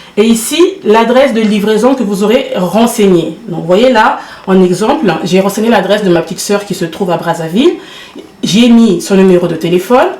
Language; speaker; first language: French; early bilingual, other home language; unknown